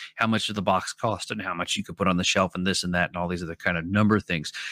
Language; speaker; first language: English; native; English